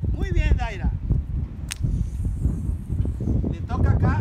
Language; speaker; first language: Spanish; native; Spanish